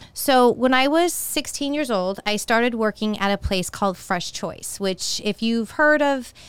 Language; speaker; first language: English; native; English